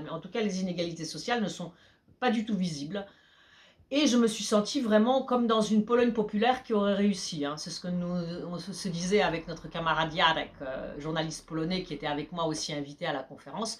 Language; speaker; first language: French; early bilingual, other home language; Polish